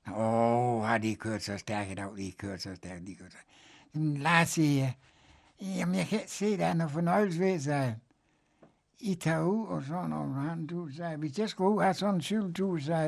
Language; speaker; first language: Danish; native; Danish